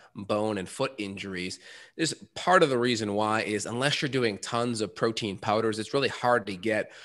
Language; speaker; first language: English; native; English